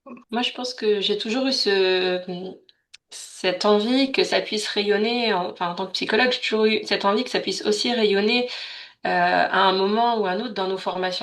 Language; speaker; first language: French; native; French